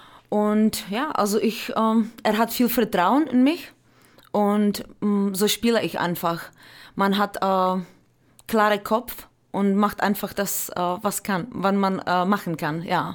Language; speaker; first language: German; non-native, fluent; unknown